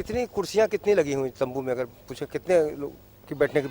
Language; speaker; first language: Hindi; native; Hindi